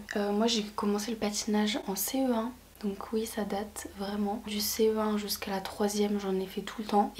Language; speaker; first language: French; native; French